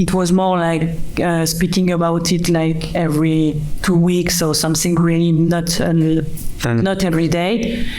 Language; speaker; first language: English; non-native, fluent; French